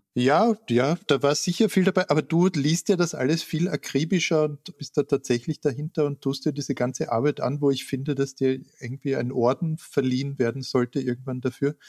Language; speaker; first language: German; native; German